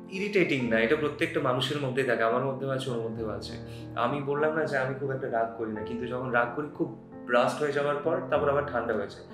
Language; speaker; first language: Bangla; native; Bangla